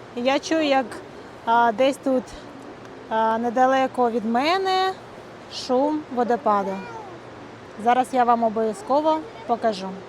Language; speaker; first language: Ukrainian; non-native, local second language; Russian